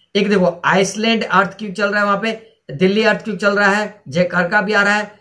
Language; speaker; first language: Hindi; native; Hindi